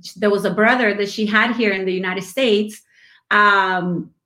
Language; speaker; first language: English; non-native, fluent; Spanish